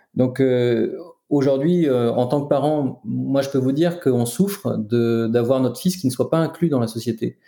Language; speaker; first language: French; native; French